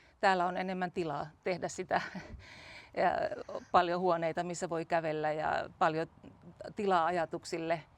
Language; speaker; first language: Finnish; native; Finnish